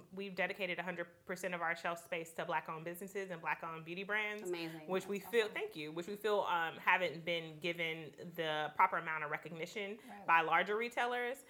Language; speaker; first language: English; native; English